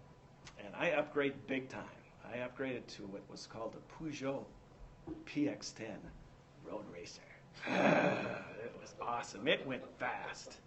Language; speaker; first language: English; native; English